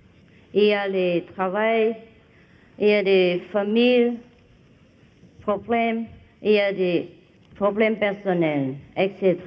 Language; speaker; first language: French; non-native, fluent; Vietnamese